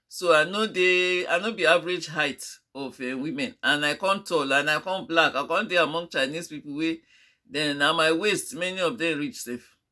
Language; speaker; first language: Nigerian Pidgin; non-native, local second language; Yoruba